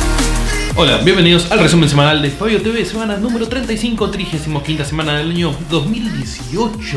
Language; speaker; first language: Spanish; native; Spanish